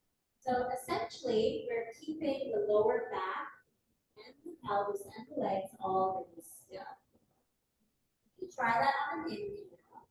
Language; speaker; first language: English; native; English